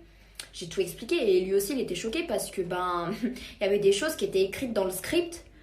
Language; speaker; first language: French; native; French